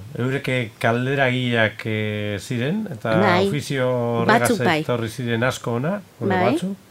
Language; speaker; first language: Basque; native; Basque